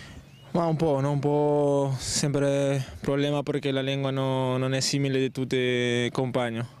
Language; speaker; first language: Italian; non-native, learner; Spanish